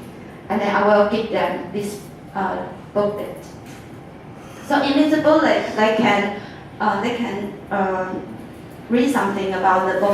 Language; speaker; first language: English; non-native, fluent; Chinese